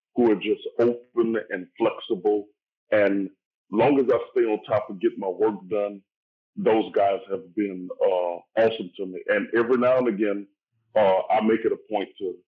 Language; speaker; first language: English; native; English